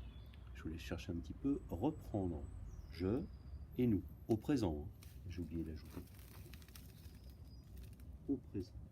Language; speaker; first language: French; native; French